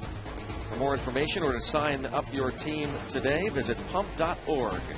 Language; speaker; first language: English; native; English